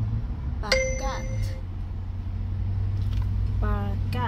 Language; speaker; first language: French; non-native, learner; Vietnamese